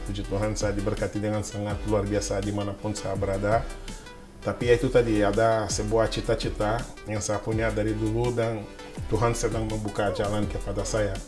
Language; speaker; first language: Indonesian; non-native, fluent; Portuguese